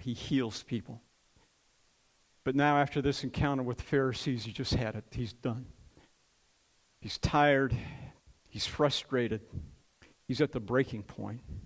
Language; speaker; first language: English; native; English